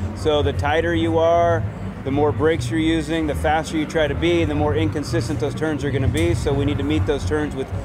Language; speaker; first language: English; native; English